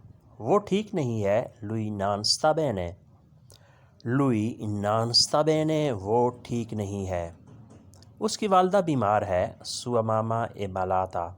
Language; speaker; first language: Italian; non-native, learner; Urdu